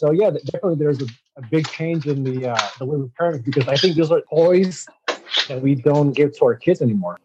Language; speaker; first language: English; early bilingual, other home language; Spanish